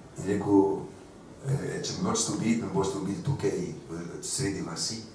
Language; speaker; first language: Slovenian; early bilingual, heritage; Slovenian